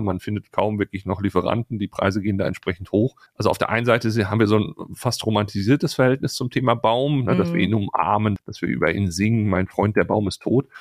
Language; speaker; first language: German; native; German